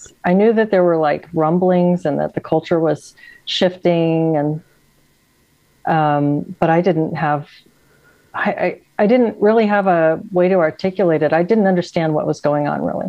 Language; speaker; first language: English; native; English